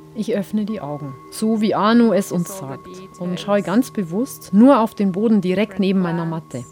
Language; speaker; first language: German; native; German